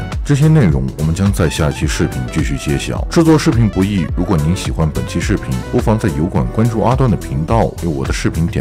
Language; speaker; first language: Chinese; native; Chinese